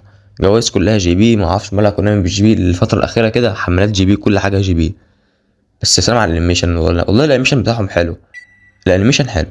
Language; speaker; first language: Arabic; native; Arabic